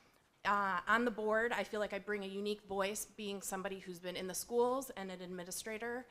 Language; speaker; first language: English; native; English